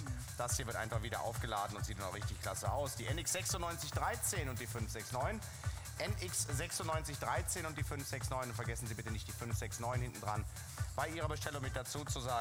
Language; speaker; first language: German; native; German